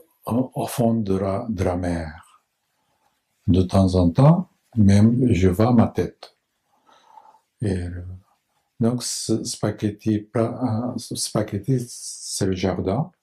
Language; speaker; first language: French; non-native, learner; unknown